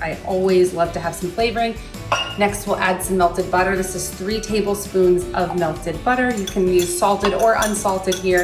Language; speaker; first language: English; native; English